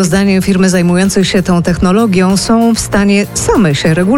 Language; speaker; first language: Polish; native; Polish